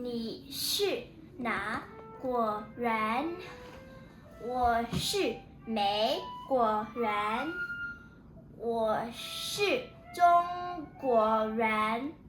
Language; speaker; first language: Chinese; non-native, learner; English